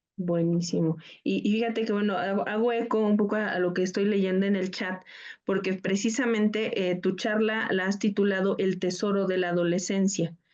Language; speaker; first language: Spanish; native; Spanish